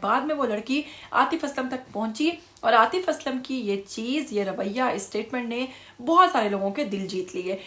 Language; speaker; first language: Urdu; native; Urdu